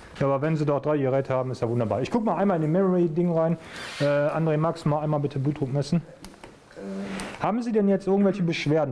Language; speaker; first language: German; native; German